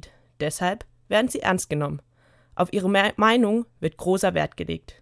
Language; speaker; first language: German; native; German